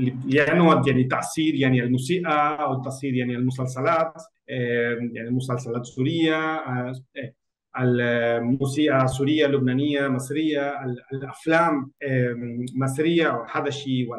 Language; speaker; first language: Arabic; non-native, learner; Spanish